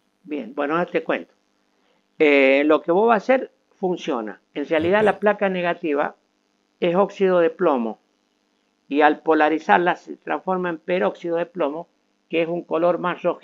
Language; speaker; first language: Spanish; native; Spanish